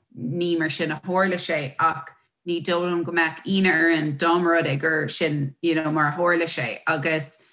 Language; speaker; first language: Irish; non-native, local second language; English